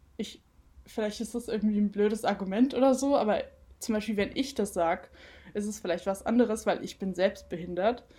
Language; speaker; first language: German; native; German